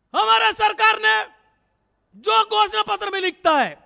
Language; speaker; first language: Hindi; native; Hindi